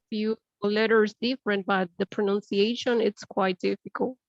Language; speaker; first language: English; non-native, learner; Spanish